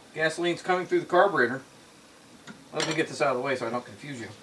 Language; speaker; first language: English; native; English